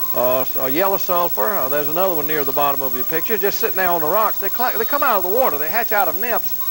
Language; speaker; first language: English; native; English